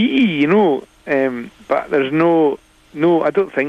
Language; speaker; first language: English; native; English